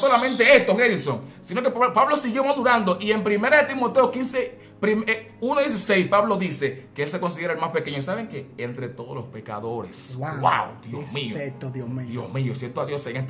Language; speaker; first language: Spanish; native; Spanish